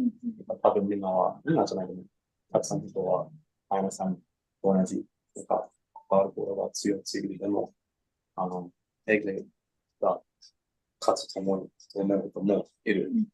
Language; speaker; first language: Japanese; non-native, learner; English